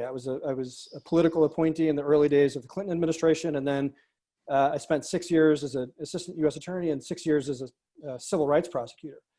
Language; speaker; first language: English; native; English